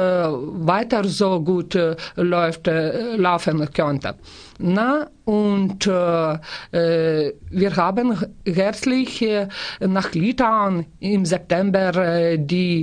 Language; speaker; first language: German; non-native, learner; Lithuanian